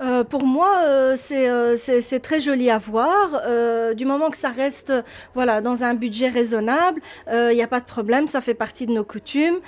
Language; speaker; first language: French; early bilingual, other home language; Arabic